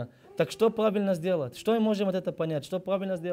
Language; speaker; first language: Russian; early bilingual, heritage; Russian